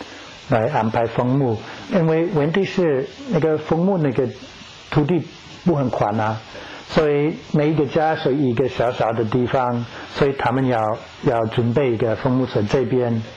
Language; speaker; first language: Chinese; non-native, learner; English